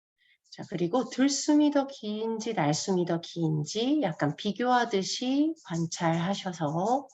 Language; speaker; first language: Korean; native; Korean